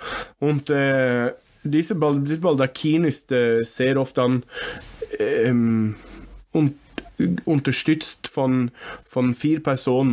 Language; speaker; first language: German; non-native, fluent; English